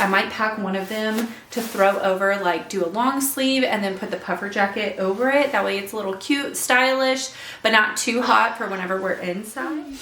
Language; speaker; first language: English; native; English